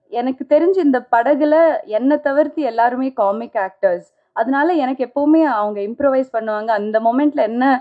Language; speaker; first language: Tamil; non-native, local second language; Malayalam